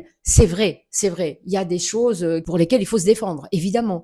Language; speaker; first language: French; native; French